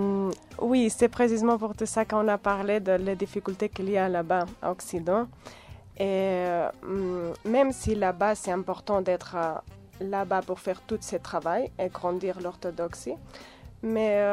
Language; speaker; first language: French; non-native, fluent; Catalan